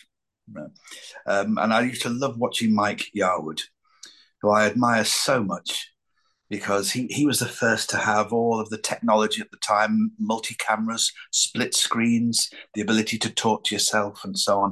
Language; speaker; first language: English; native; English